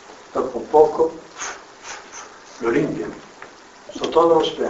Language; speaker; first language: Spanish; non-native, learner; Italian